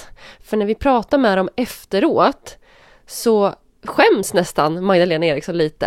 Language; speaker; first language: Swedish; native; Swedish